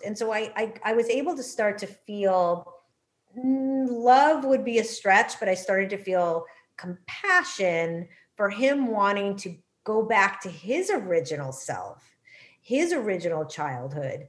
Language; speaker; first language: English; native; English